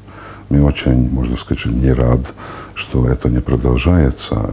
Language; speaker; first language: Russian; non-native, fluent; Hungarian